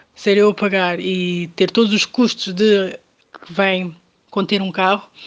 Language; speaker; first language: Portuguese; early bilingual, other home language; Kabuverdianu